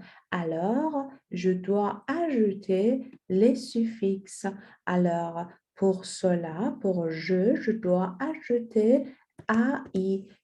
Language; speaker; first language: French; non-native, fluent; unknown